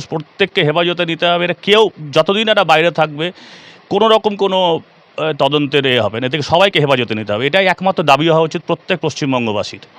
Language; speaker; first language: Bangla; native; Bangla